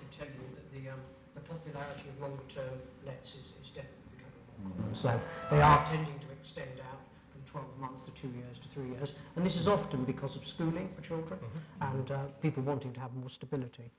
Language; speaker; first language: English; native; English